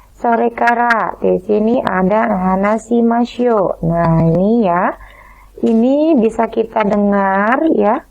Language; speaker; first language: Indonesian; native; Indonesian